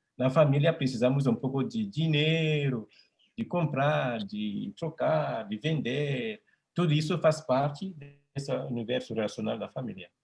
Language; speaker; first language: Portuguese; non-native, fluent; French